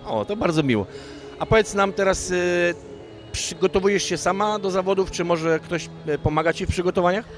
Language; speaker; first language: Polish; native; Polish